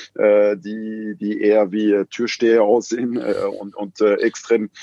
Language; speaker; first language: German; non-native, fluent; French